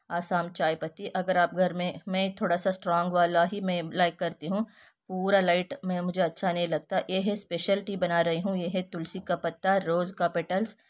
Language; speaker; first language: Hindi; non-native, local second language; Kannada